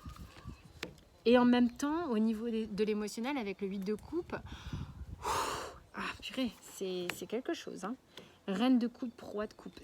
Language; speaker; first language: French; native; French